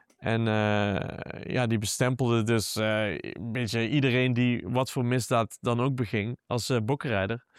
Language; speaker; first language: Dutch; native; Dutch